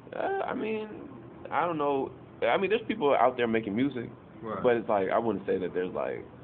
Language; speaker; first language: English; native; English